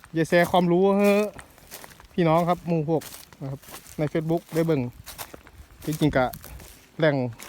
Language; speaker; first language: Thai; native; Thai